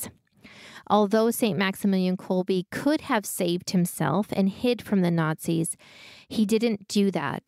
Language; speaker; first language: English; native; English